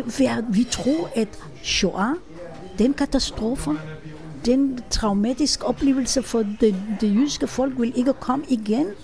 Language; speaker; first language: Danish; non-native, fluent; Hebrew